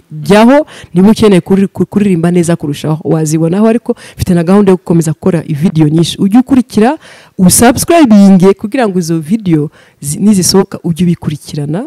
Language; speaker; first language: Kinyarwanda; early bilingual, heritage; Kinyarwanda